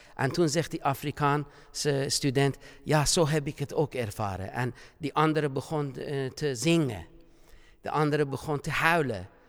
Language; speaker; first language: Dutch; non-native, fluent; Persian